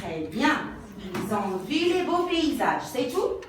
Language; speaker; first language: French; non-native, local second language; Arabic